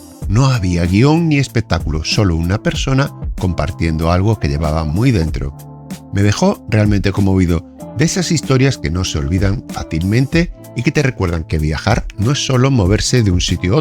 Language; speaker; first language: Spanish; native; Spanish